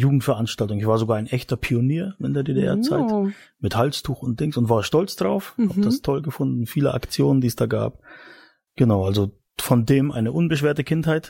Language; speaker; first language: German; native; German